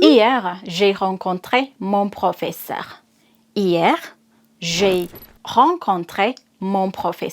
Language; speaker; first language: French; non-native, fluent; Amharic